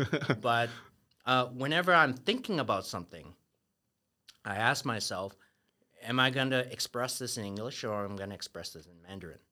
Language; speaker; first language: English; native; English